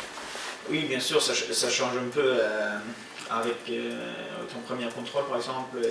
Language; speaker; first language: French; non-native, fluent; Norwegian